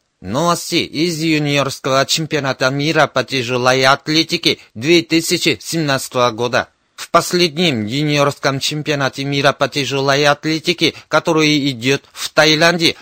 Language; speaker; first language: Russian; non-native, fluent; Korean